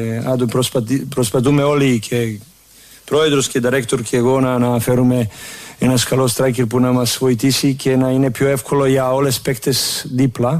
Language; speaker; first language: Greek; non-native, learner; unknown